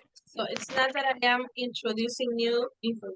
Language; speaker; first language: English; non-native, fluent; Spanish